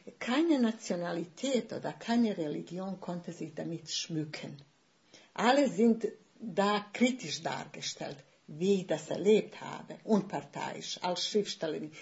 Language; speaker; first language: German; non-native, fluent; Bosnian